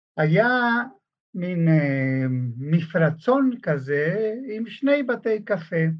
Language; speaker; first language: Hebrew; non-native, fluent; Spanish